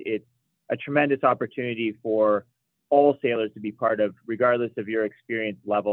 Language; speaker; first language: English; native; English